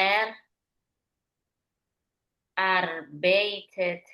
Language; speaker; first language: German; non-native, fluent; Indonesian